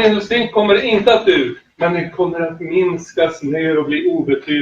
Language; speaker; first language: Swedish; native; Swedish